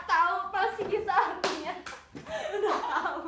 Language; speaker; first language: Indonesian; early bilingual, heritage; Indonesian